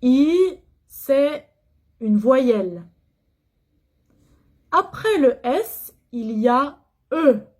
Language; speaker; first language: French; non-native, fluent; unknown